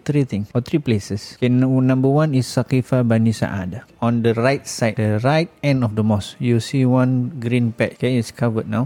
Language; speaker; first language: English; non-native, local second language; Malay